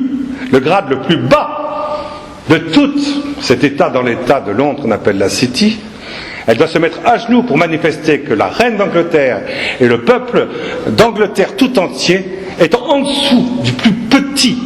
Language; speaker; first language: French; native; French